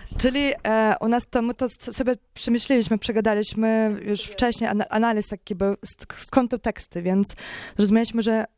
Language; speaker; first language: Polish; non-native, learner; Ukrainian